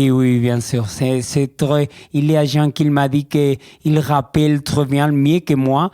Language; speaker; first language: French; non-native, learner; Spanish